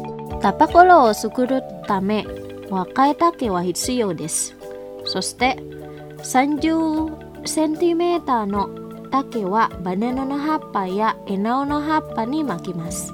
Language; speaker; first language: Japanese; non-native, fluent; Indonesian